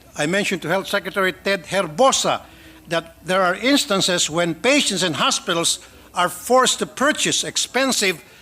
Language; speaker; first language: English; non-native, local second language; Filipino